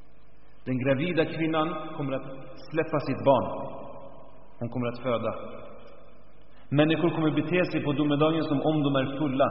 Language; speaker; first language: Swedish; early bilingual, other home language; Arabic